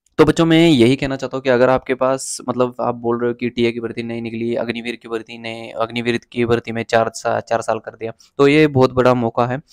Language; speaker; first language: Hindi; non-native, local second language; Marathi